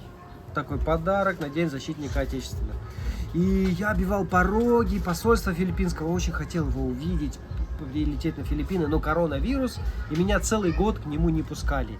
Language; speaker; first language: Russian; native; Russian